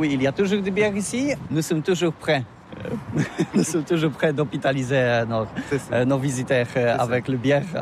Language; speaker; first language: French; non-native, learner; Polish